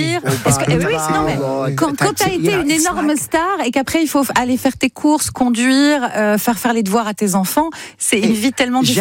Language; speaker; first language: French; native; French